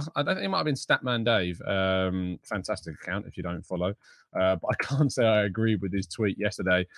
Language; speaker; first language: English; native; English